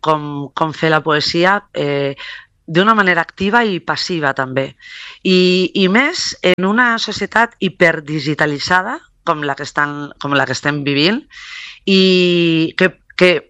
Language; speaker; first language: Catalan; non-native, local second language; Spanish